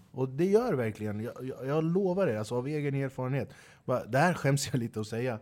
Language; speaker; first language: Swedish; early bilingual, other home language; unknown